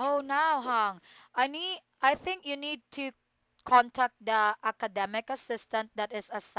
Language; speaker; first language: English; non-native, fluent; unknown